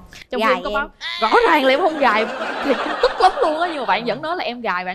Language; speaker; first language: Vietnamese; native; Vietnamese